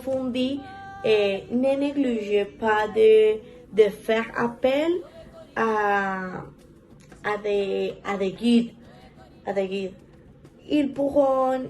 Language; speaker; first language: French; non-native, learner; Spanish